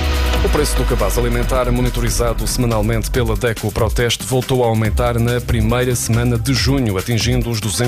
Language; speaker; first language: Portuguese; native; Portuguese